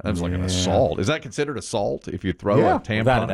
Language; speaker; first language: English; native; English